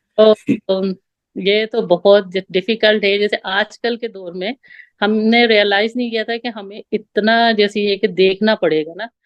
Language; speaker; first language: Urdu; native; Urdu